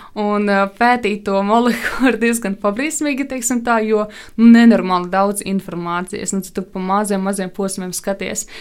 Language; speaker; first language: Latvian; non-native, local second language; Russian